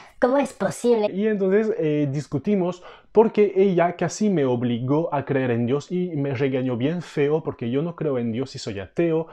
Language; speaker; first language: Spanish; non-native, fluent; French